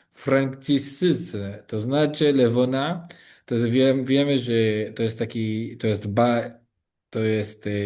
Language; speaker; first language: Polish; non-native, learner; Hebrew